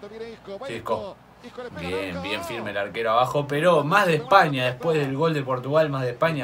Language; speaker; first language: Spanish; native; Spanish